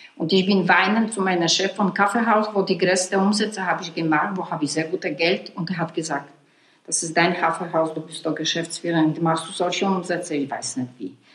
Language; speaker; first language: German; non-native, fluent; Polish